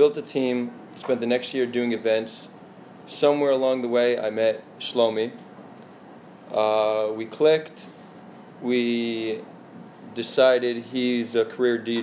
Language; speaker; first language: English; native; English